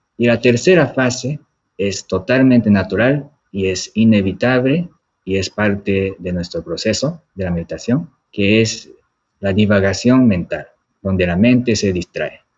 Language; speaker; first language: Spanish; non-native, fluent; Japanese